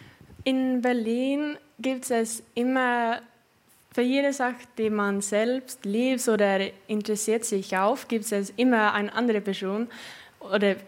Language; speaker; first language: German; non-native, fluent; Swedish